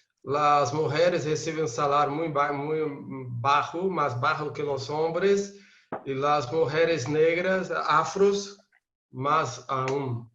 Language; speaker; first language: Spanish; non-native, fluent; Portuguese